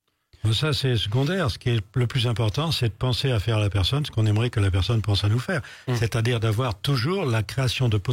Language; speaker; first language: French; native; French